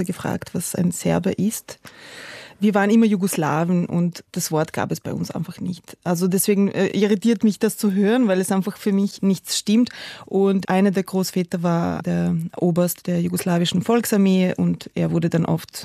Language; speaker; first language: German; non-native, fluent; Serbian